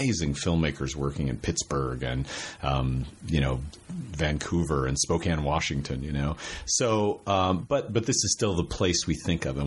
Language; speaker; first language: English; native; English